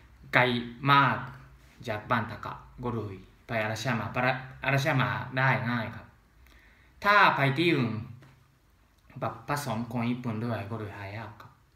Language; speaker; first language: Thai; non-native, learner; Japanese